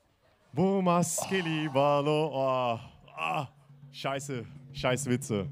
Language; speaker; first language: German; non-native, fluent; Turkish